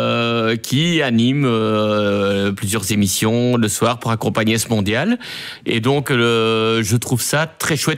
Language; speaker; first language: French; native; French